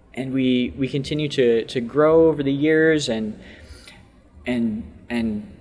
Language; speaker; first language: English; native; English